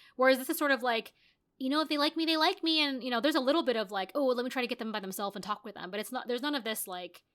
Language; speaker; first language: English; native; English